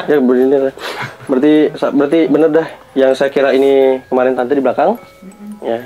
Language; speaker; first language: Indonesian; native; Indonesian